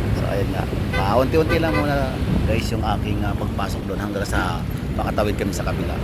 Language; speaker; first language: Filipino; native; Filipino